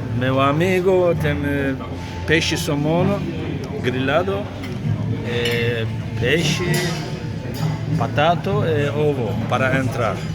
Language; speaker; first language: Portuguese; non-native, learner; Turkish